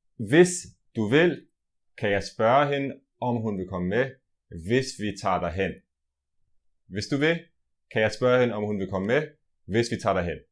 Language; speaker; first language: Danish; native; Danish